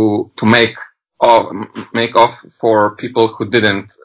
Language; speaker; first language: English; non-native, fluent; Polish